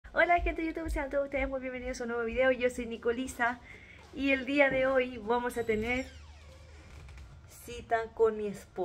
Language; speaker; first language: Spanish; native; Spanish